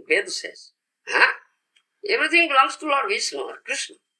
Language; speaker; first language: English; non-native, local second language; Odia